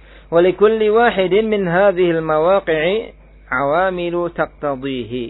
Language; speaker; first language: Arabic; non-native, fluent; Indonesian